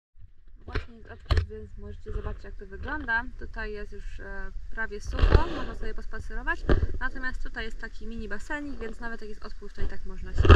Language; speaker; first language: Polish; native; Polish